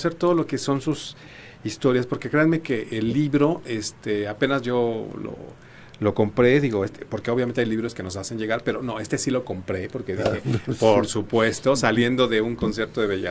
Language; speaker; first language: Spanish; native; Spanish